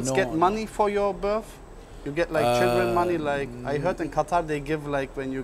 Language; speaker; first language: English; non-native, learner; German